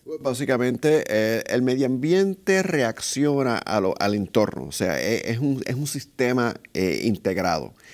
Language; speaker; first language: Spanish; native; Spanish